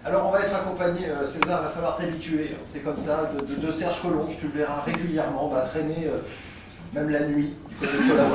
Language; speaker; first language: French; native; French